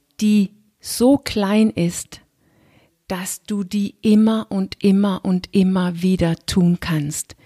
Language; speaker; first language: German; non-native, fluent; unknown